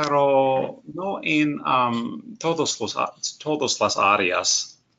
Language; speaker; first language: Spanish; non-native, learner; English